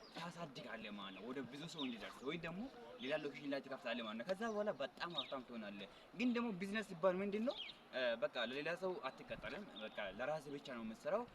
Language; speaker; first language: Amharic; native; Amharic